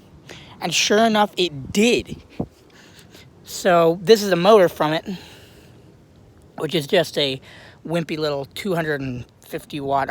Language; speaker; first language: English; native; English